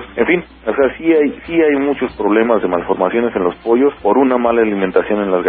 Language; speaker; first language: Spanish; native; Spanish